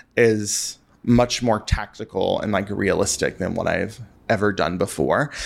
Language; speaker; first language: English; native; English